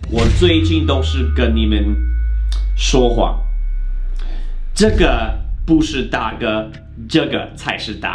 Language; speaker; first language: Chinese; non-native, fluent; English